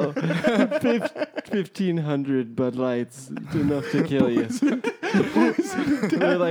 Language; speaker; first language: English; native; English